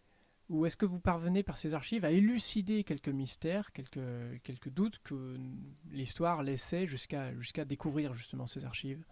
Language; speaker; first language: French; native; French